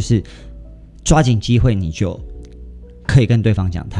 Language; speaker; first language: Chinese; non-native, local second language; Min Nan Chinese